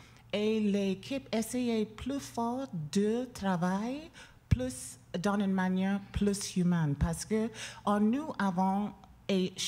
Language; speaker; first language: French; non-native, learner; English